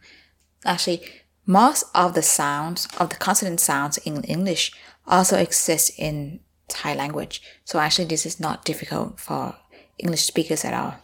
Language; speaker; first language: English; non-native, fluent; Thai